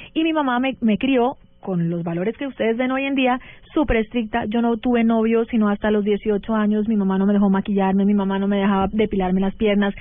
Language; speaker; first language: Spanish; early bilingual, heritage; Spanish